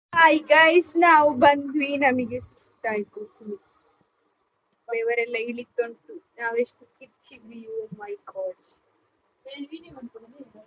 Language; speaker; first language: Kannada; native; Kannada